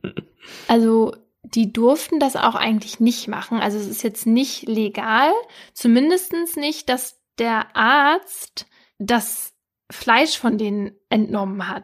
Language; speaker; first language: German; native; German